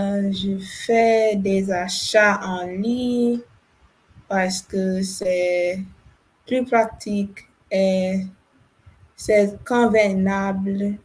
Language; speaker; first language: French; non-native, learner; English